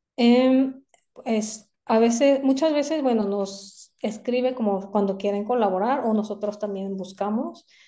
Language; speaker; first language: Spanish; non-native, fluent; Korean